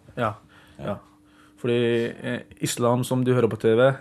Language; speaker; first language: Norwegian; early bilingual, other home language; Arabic